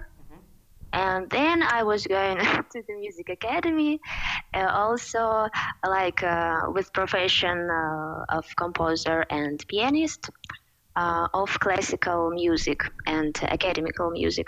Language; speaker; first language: English; non-native, fluent; Ukrainian